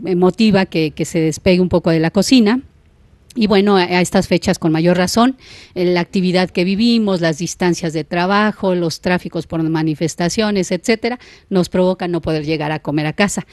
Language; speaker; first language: Spanish; native; Spanish